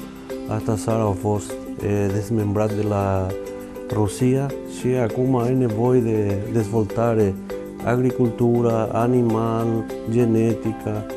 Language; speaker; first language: Romanian; non-native, learner; Spanish